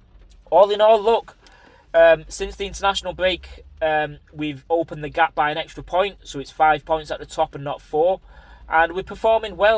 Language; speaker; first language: English; native; English